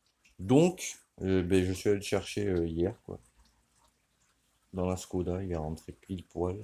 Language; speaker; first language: French; native; French